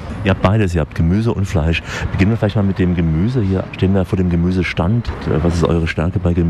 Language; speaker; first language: German; native; German